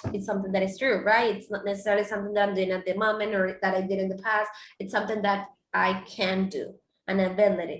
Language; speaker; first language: English; non-native, fluent; Spanish